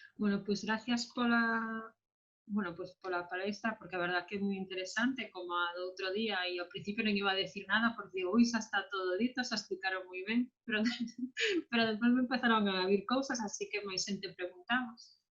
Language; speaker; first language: Galician; non-native, local second language; Spanish